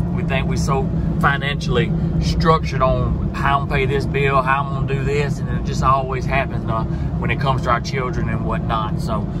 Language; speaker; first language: English; native; English